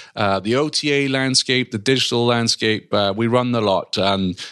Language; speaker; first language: English; native; English